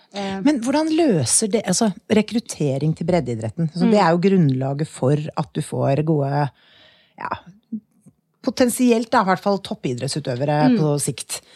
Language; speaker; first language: Norwegian; native; Norwegian